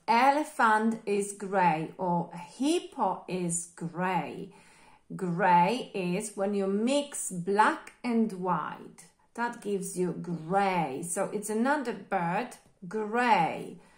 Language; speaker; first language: English; non-native, fluent; Polish